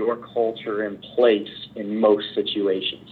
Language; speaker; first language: English; native; English